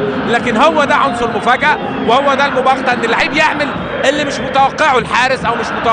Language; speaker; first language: Arabic; native; Arabic